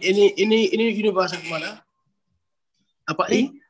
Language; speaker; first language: Indonesian; non-native, learner; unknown